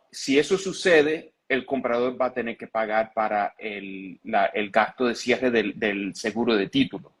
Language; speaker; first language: Spanish; early bilingual, heritage; Spanish